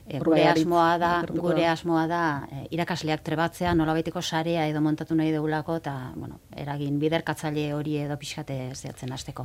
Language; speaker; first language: Basque; native; Basque